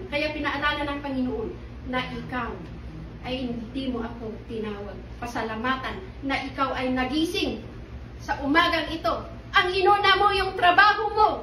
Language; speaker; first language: Filipino; non-native, local second language; Iloko